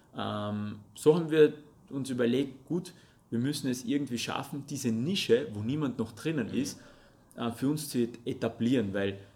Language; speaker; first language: German; non-native, fluent; Russian